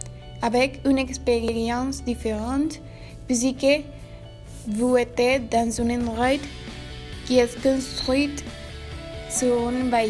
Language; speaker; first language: French; non-native, learner; Spanish